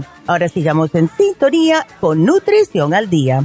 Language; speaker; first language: Spanish; native; Spanish